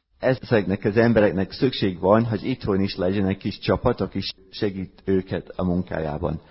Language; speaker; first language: Hungarian; non-native, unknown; English